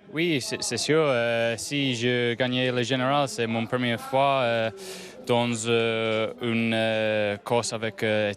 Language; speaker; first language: French; non-native, learner; English